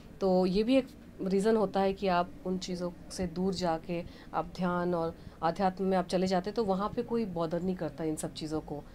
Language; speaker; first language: Hindi; non-native, local second language; Bangla